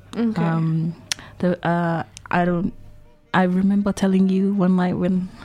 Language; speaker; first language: English; non-native, fluent; Tongan